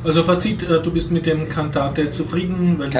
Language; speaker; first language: German; native; German